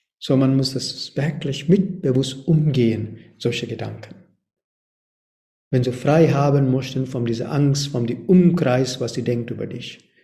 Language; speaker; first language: German; non-native, learner; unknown